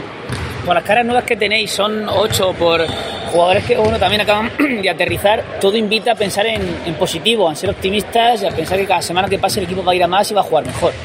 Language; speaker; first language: Spanish; native; Spanish